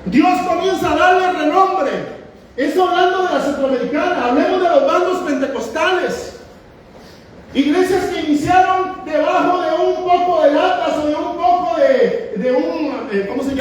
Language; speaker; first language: Spanish; native; Spanish